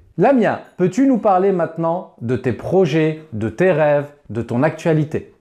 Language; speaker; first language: French; native; French